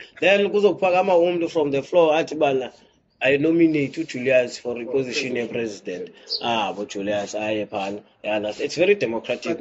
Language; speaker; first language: English; non-native, local second language; Xhosa